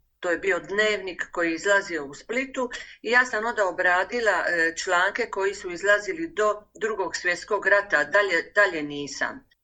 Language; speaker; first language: Croatian; native; Croatian